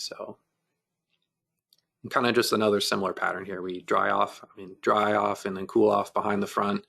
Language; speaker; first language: English; native; English